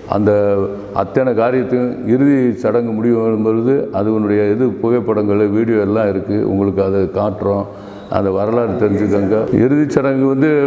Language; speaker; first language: Tamil; native; Tamil